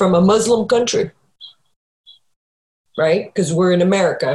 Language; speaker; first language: English; native; English